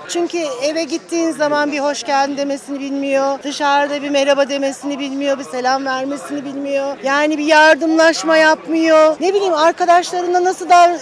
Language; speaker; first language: Turkish; native; Turkish